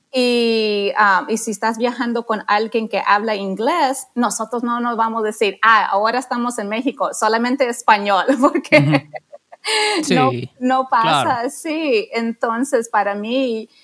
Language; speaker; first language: Spanish; non-native, fluent; English